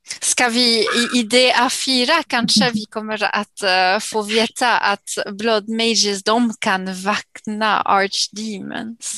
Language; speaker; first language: Swedish; non-native, fluent; English